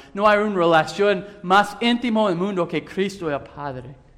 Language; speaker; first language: Spanish; non-native, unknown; English